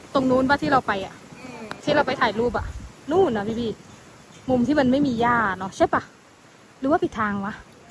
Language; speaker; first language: Thai; native; Thai